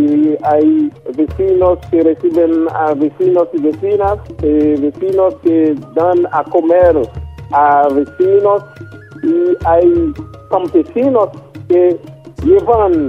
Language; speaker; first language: Spanish; non-native, local second language; Haitian Creole